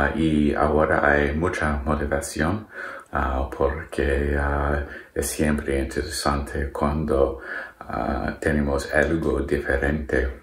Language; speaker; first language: Spanish; non-native, learner; English